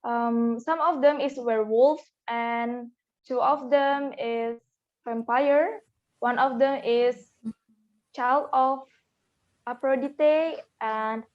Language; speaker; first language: English; non-native, learner; Indonesian